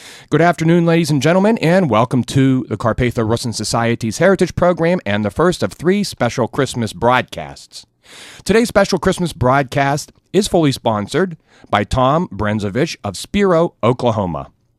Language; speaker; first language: English; native; English